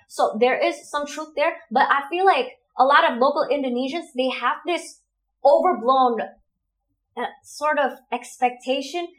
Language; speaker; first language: English; non-native, fluent; Indonesian